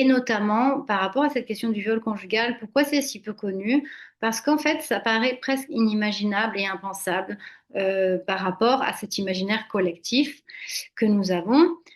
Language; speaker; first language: French; native; French